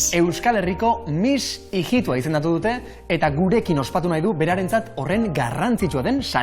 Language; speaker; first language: Basque; native; Basque